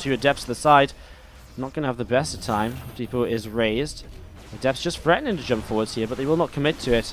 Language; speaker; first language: English; native; English